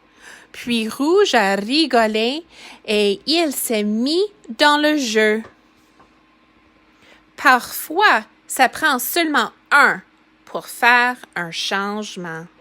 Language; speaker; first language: French; non-native, fluent; English